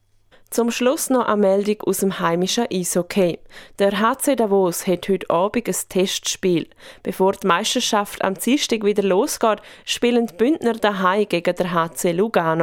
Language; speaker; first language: German; native; German